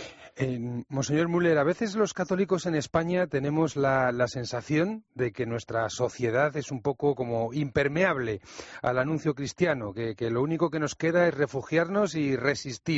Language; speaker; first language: Spanish; native; Spanish